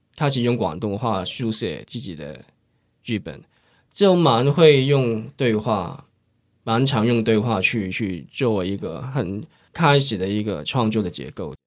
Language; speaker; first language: Chinese; non-native, local second language; Cantonese